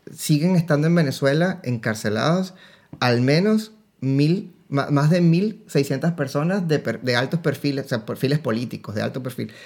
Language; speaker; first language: Spanish; native; Spanish